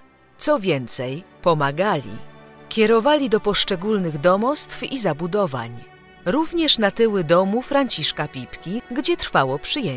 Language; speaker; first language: Polish; native; Polish